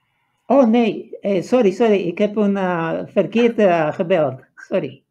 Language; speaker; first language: Dutch; non-native, fluent; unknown